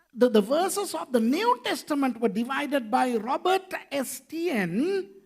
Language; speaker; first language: English; non-native, local second language; Sinhala